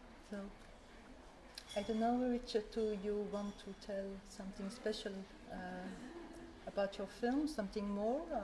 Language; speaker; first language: English; non-native, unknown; French